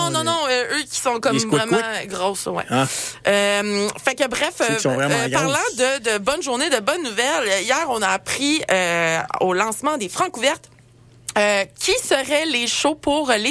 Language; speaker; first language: French; native; French